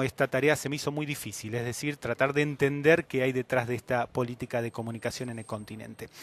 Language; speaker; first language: Spanish; native; Spanish